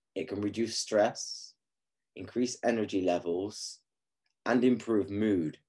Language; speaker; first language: English; native; English